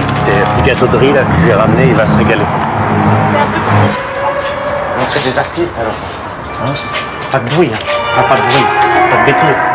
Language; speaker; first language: French; native; French